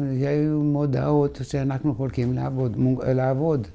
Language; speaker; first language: Hebrew; non-native, fluent; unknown